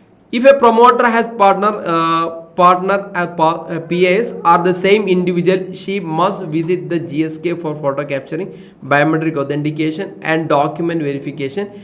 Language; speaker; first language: English; non-native, local second language; Malayalam